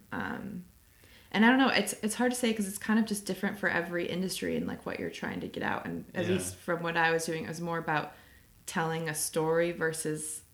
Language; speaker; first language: English; native; English